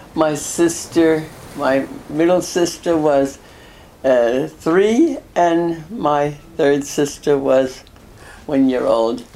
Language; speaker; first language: English; early bilingual, other home language; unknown